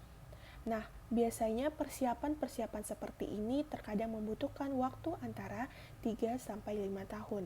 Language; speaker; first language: Indonesian; native; Indonesian